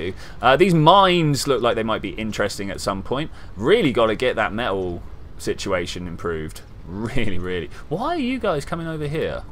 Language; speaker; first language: English; native; English